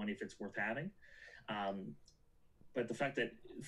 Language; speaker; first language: English; native; English